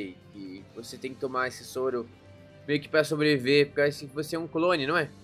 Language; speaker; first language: Portuguese; native; Portuguese